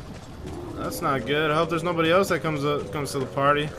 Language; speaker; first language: English; native; English